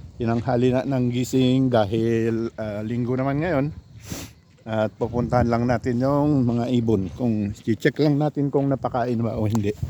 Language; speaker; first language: Filipino; non-native, local second language; Iloko